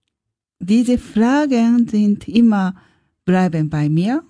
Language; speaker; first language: German; non-native, learner; Japanese